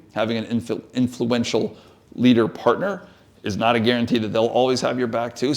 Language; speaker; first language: English; native; English